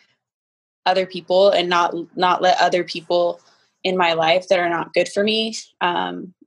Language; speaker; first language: English; native; English